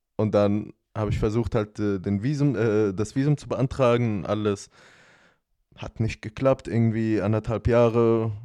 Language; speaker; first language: German; non-native, fluent; Arabic